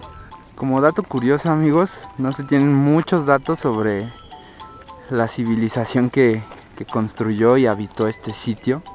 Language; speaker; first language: Spanish; native; Spanish